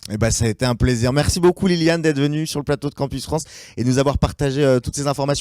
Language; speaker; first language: French; native; French